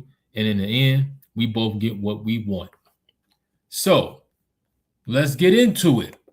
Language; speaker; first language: English; native; English